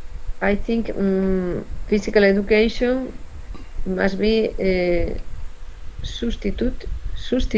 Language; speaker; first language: English; non-native, learner; Spanish